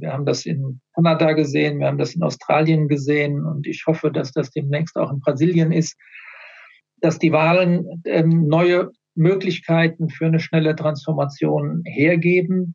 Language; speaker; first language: German; native; German